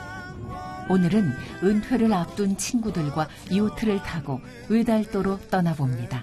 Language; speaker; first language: Korean; native; Korean